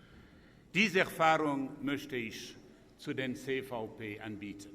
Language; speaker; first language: German; non-native, local second language; French